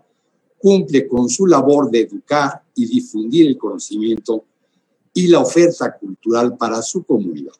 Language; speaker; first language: Spanish; native; Spanish